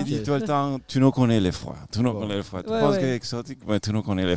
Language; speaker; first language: French; non-native, fluent; Spanish